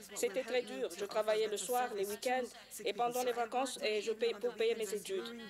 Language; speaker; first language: French; non-native, local second language; Swahili